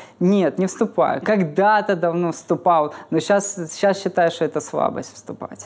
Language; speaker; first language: Russian; native; Russian